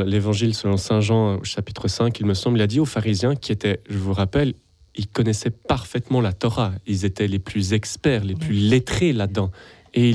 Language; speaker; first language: French; native; French